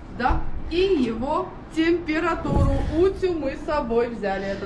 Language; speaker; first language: Russian; native; Russian